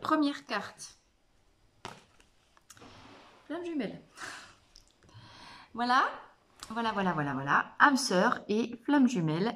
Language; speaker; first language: French; native; French